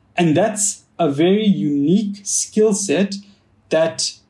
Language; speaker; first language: English; native; English